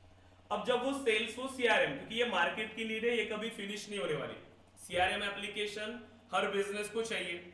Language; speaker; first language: Hindi; native; Hindi